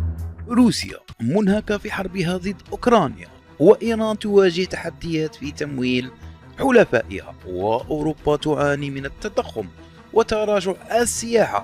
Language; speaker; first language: Arabic; native; Arabic